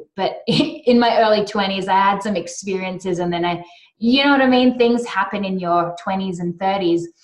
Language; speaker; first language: English; native; English